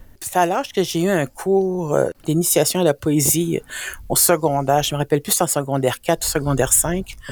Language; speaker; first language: French; native; French